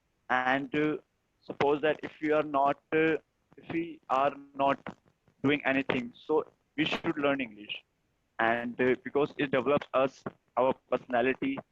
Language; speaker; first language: English; non-native, learner; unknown